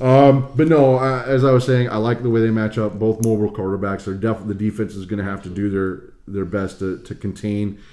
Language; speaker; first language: English; native; English